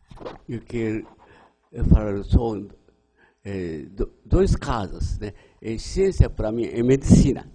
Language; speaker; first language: Portuguese; non-native, learner; Japanese